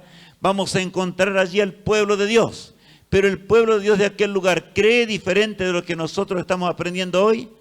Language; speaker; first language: Spanish; native; Spanish